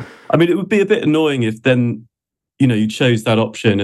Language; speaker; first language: English; native; English